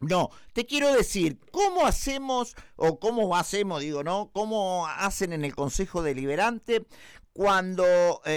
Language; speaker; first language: Spanish; native; Spanish